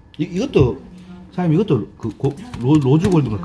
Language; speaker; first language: Korean; native; Korean